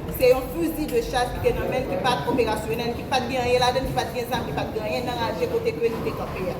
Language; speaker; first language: French; non-native, local second language; Haitian Creole